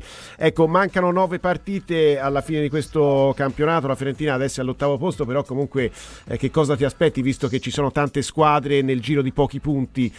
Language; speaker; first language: Italian; native; Italian